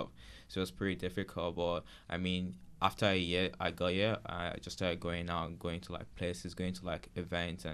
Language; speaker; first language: English; non-native, local second language; Yoruba